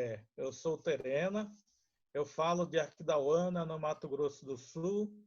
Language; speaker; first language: Portuguese; non-native, local second language; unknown